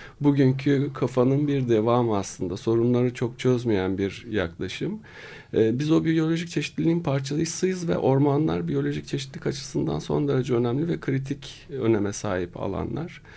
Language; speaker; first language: Turkish; native; Turkish